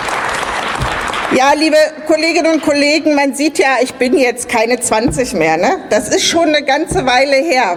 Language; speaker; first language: German; native; German